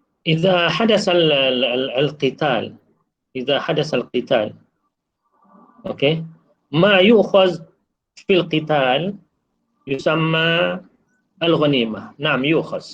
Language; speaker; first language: Arabic; non-native, fluent; Malay